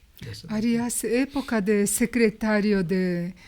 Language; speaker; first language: Portuguese; non-native, learner; Japanese